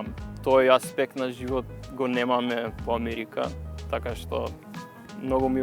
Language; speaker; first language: Macedonian; early bilingual, heritage; Macedonian